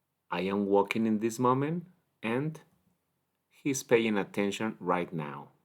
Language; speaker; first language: English; non-native, fluent; Spanish